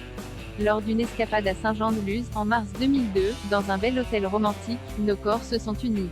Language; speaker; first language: French; native; French